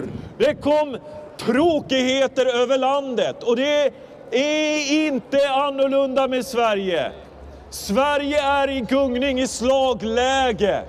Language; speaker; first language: Swedish; non-native, fluent; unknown